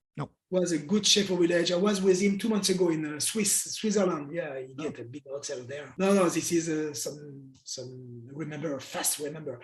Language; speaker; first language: English; non-native, learner; French